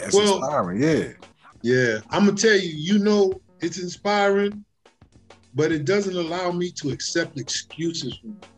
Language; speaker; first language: English; native; English